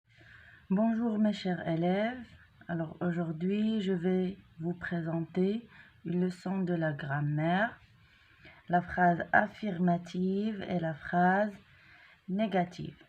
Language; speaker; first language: French; non-native, local second language; Arabic